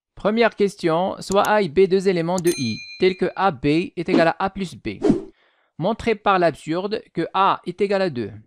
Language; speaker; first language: French; non-native, local second language; Arabic